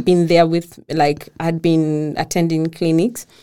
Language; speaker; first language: English; non-native, local second language; Kikuyu